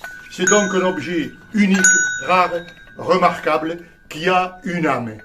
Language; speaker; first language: French; native; French